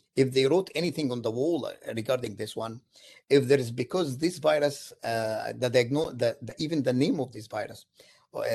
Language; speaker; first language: English; non-native, fluent; Arabic